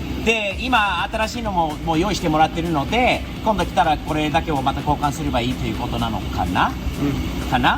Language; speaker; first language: Japanese; non-native, fluent; English